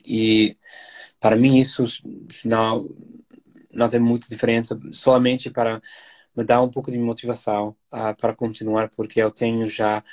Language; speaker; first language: Portuguese; non-native, fluent; English